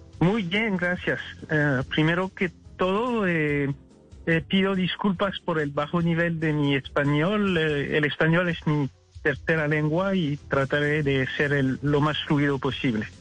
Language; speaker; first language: Spanish; non-native, fluent; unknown